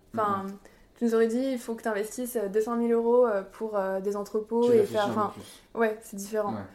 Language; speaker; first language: French; native; French